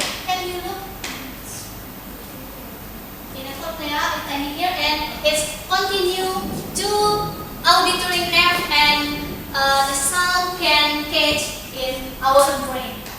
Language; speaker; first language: English; non-native, learner; Indonesian